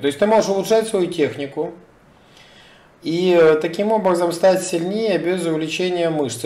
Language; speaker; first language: Russian; native; Russian